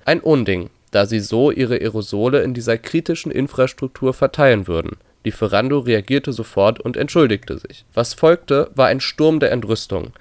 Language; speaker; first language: German; native; German